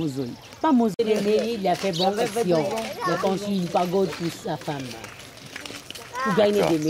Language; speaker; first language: French; non-native, local second language; Burmese